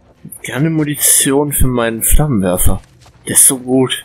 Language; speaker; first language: German; native; German